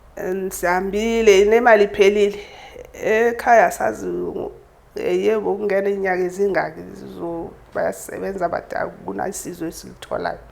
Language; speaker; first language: Zulu; native; Zulu